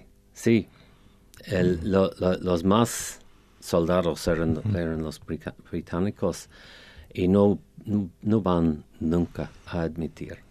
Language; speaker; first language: Spanish; non-native, fluent; English